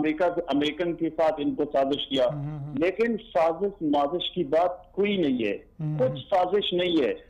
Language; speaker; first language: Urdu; non-native, fluent; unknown